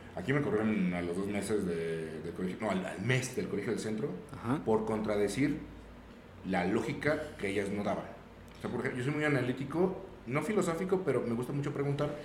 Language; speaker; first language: Spanish; native; Spanish